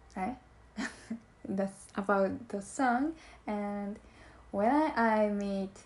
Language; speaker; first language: English; non-native, learner; Japanese